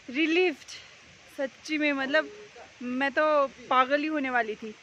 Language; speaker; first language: Hindi; non-native, local second language; Nepali